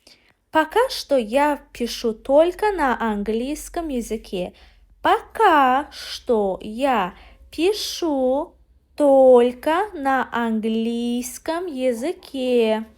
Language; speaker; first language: Russian; non-native, learner; Azerbaijani